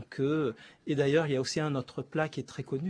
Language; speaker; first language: French; native; French